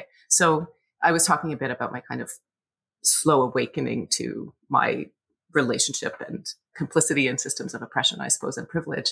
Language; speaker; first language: English; native; English